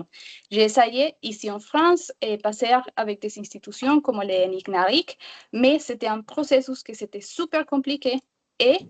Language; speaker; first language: French; non-native, learner; Spanish